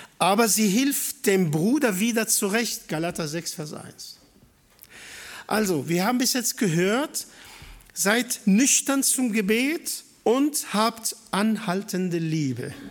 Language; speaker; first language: German; non-native, fluent; Arabic